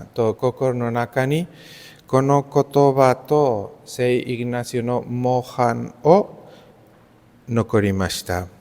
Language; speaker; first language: Japanese; non-native, learner; Spanish